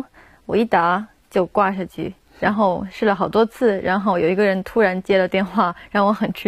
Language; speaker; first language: Chinese; non-native, fluent; Japanese